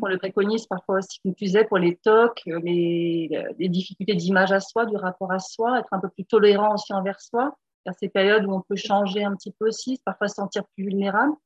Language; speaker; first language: French; native; French